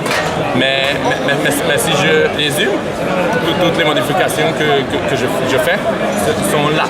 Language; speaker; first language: French; non-native, learner; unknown